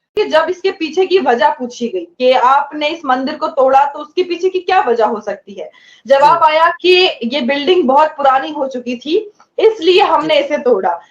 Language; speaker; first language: Hindi; non-native, local second language; Kashmiri